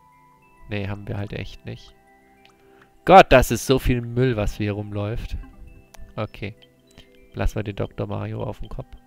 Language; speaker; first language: German; native; German